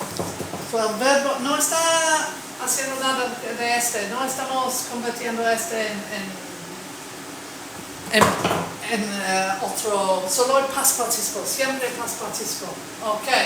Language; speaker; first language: Spanish; non-native, fluent; English